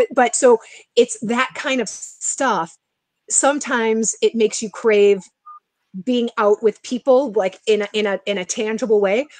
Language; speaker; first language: English; native; English